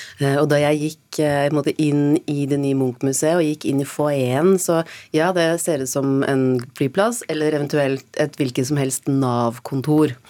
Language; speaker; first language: Norwegian; native; Norwegian